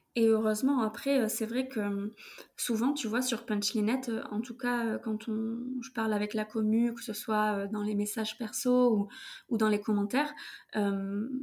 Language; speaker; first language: French; native; French